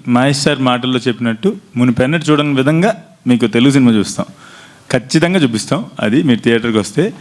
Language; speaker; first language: Telugu; native; Telugu